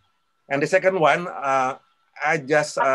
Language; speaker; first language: English; non-native, learner; Indonesian